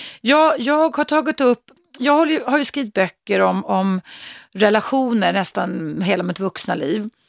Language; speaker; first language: Swedish; native; Swedish